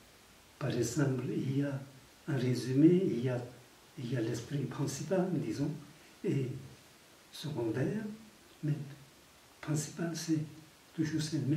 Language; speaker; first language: French; non-native, fluent; Tibetan